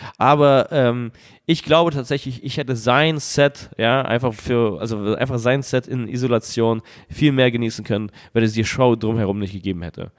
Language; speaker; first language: German; early bilingual, other home language; Russian